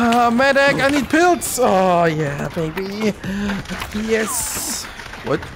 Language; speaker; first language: English; non-native, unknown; German